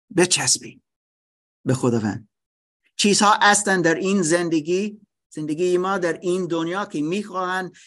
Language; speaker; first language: Persian; non-native, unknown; English